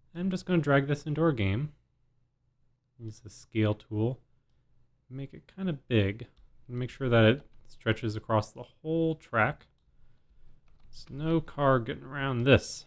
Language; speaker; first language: English; native; English